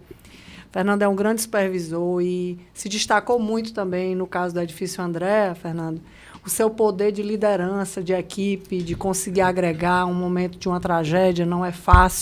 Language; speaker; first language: Portuguese; native; Portuguese